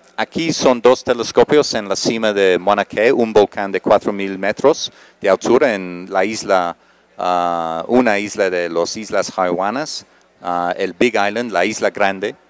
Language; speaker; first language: Spanish; non-native, fluent; English